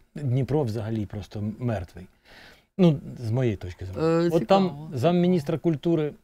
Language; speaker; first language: Ukrainian; native; Ukrainian